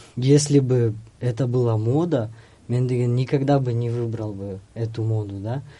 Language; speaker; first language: Russian; non-native, local second language; Kyrgyz